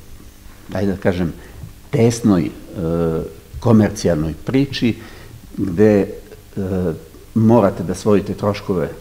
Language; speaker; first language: Serbian; native; Serbian